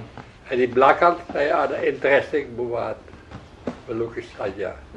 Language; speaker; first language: Indonesian; non-native, learner; Dutch